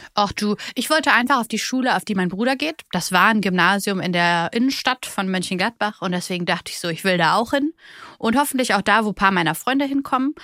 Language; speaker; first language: German; early bilingual, other home language; Bulgarian